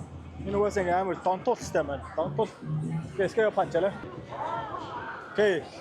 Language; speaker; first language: Swedish; early bilingual, other home language; Mongolian